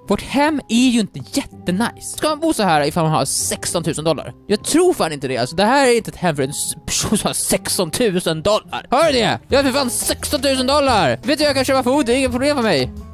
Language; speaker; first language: Swedish; native; Swedish